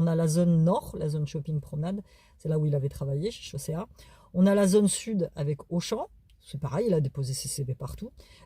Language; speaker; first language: French; native; French